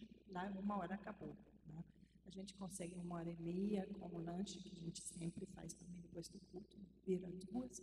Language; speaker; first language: Portuguese; non-native, fluent; German